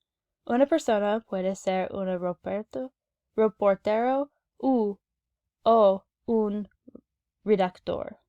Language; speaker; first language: Spanish; non-native, learner; English